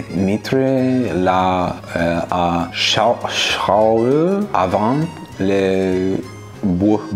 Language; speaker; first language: French; non-native, learner; English